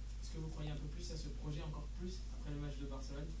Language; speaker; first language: French; native; French